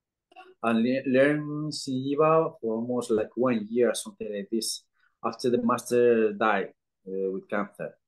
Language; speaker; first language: English; non-native, learner; Spanish